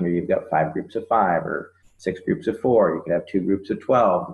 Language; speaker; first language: English; native; English